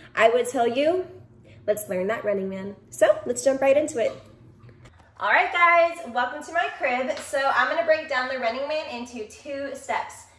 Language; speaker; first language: English; native; English